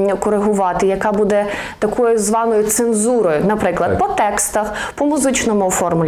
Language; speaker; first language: Ukrainian; native; Ukrainian